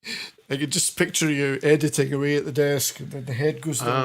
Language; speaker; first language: English; native; English